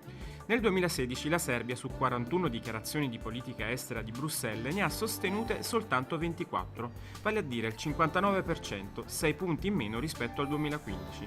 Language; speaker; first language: Italian; native; Italian